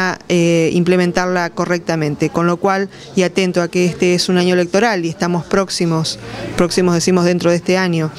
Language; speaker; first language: Spanish; native; Spanish